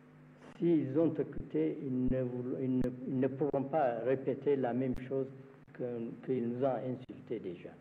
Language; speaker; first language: French; non-native, fluent; Amharic